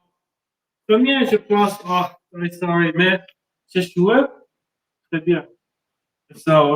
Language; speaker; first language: French; non-native, learner; German